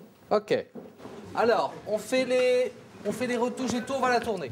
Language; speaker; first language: French; native; French